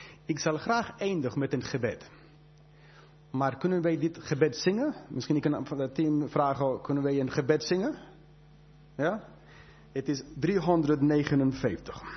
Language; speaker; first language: Dutch; non-native, fluent; English